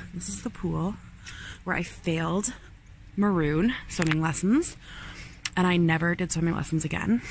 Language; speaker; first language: English; native; English